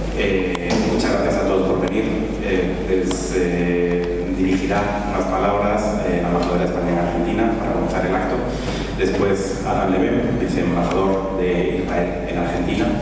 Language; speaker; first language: Spanish; native; Spanish